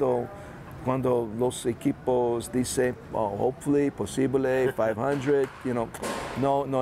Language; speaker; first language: Spanish; non-native, learner; English